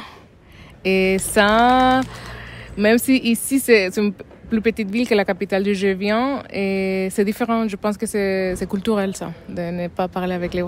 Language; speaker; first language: French; non-native, fluent; Spanish